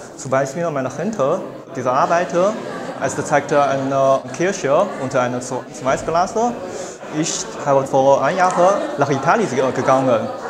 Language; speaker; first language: German; non-native, learner; Chinese